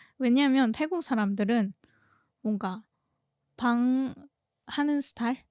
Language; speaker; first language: Korean; non-native, fluent; Thai